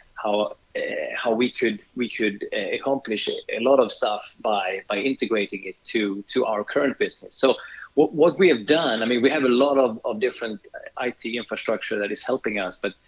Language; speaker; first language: English; non-native, fluent; Swedish